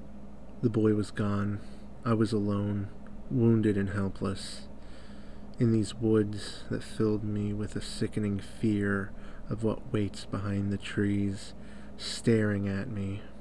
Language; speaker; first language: English; native; English